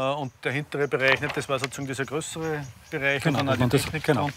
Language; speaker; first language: German; native; German